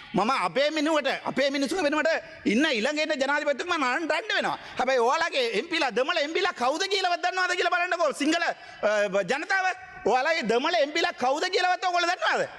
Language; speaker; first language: Sinhala; non-native, local second language; Tamil